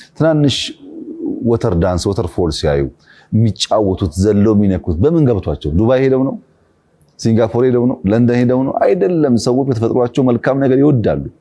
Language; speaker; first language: Amharic; non-native, local second language; Oromo